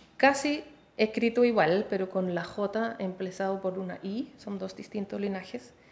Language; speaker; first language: Spanish; non-native, fluent; Danish